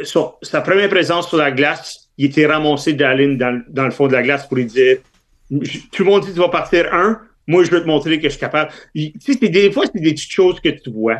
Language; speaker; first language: French; native; French